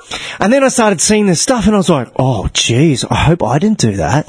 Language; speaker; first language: English; native; English